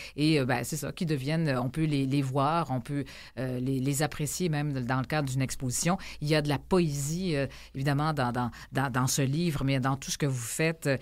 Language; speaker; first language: French; native; French